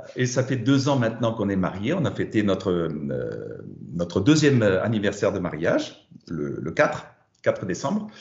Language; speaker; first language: French; non-native, fluent; German